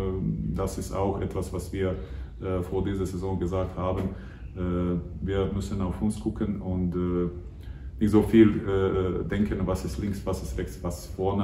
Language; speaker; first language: German; non-native, fluent; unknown